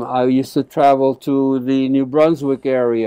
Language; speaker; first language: English; early bilingual, other home language; Spanish